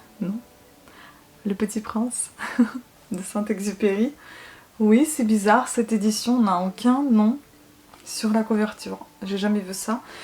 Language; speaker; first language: French; non-native, fluent; Russian